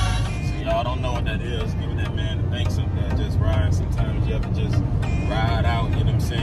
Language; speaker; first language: English; native; English